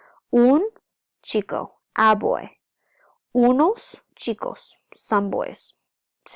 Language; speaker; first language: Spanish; non-native, fluent; English